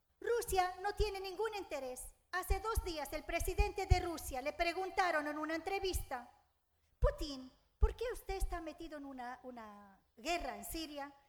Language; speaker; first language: Spanish; non-native, fluent; Arabic